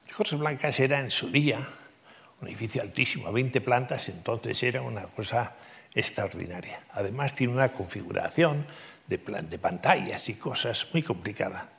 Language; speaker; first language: Spanish; native; Spanish